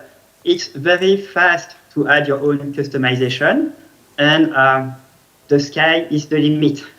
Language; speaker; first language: English; non-native, fluent; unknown